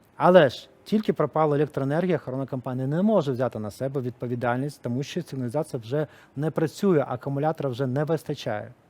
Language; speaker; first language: Ukrainian; non-native, local second language; Russian